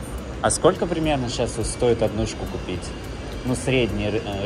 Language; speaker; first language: Russian; native; Russian